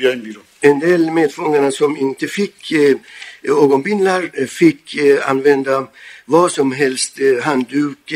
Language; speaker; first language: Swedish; non-native, fluent; Persian